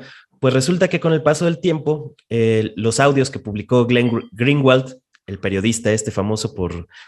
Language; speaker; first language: Spanish; native; Spanish